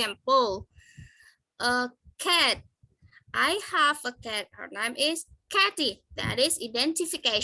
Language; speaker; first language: English; non-native, fluent; Indonesian